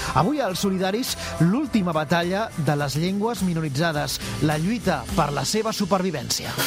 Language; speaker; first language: Catalan; native; Catalan